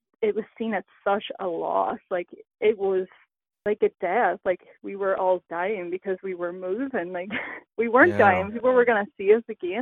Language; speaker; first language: English; native; English